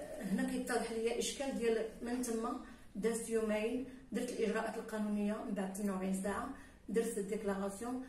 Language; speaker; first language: Arabic; native; Arabic